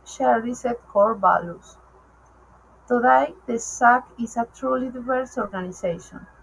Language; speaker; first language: English; non-native, learner; Spanish